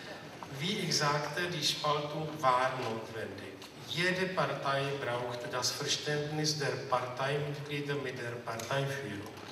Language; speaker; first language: German; non-native, fluent; Czech